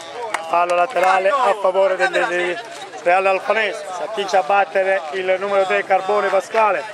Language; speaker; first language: Italian; native; Italian